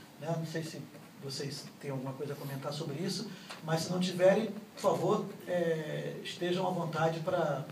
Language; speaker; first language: Portuguese; native; Portuguese